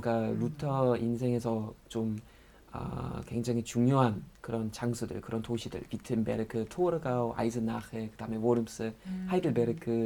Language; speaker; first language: Korean; non-native, fluent; German